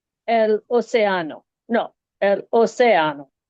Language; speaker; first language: Spanish; non-native, learner; English